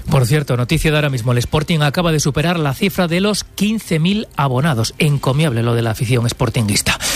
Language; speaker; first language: Spanish; native; Spanish